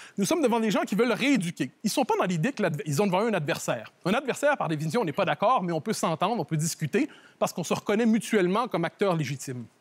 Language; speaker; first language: French; native; French